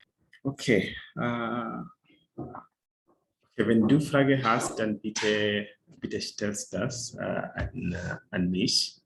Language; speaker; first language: German; non-native, fluent; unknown